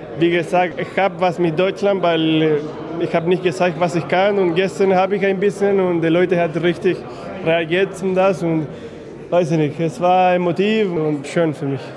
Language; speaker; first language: German; non-native, fluent; Spanish